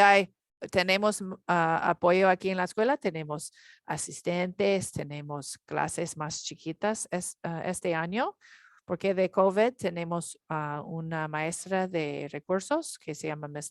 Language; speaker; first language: Spanish; non-native, learner; English